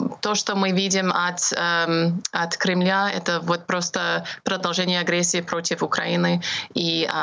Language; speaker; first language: Russian; non-native, fluent; English